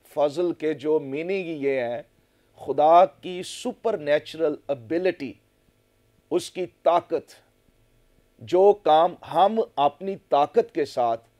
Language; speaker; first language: Urdu; non-native, local second language; Punjabi